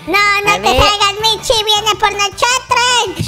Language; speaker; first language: Spanish; native; Spanish